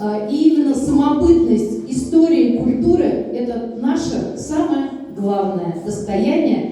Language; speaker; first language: Russian; native; Russian